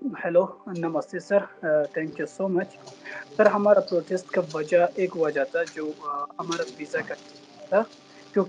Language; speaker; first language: Hindi; non-native, fluent; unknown